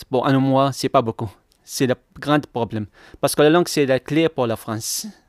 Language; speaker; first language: French; non-native, learner; Arabic